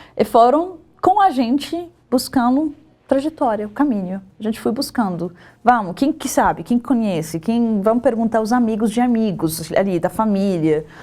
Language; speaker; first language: Portuguese; non-native, fluent; Arabic